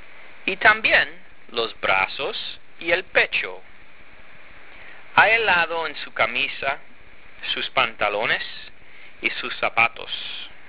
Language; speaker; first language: Spanish; non-native, fluent; English